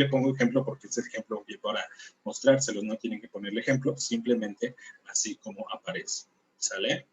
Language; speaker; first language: Spanish; native; Spanish